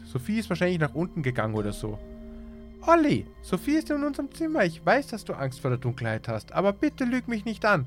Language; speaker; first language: German; native; German